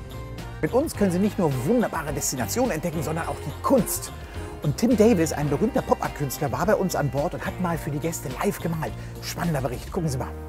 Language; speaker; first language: German; native; German